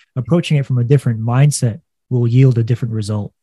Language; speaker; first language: English; native; English